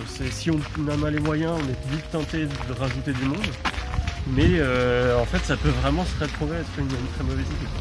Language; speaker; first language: French; native; French